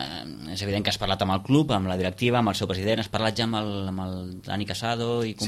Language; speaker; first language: Catalan; native; Catalan